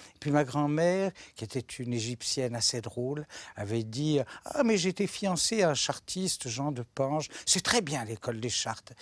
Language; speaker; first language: French; native; French